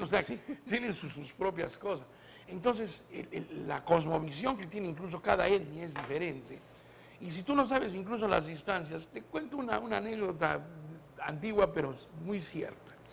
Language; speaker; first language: Spanish; native; Spanish